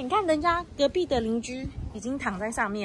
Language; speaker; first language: Chinese; native; Chinese